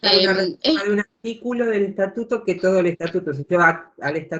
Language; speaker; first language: Spanish; native; Spanish